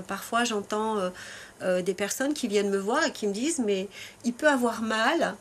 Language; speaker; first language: French; native; French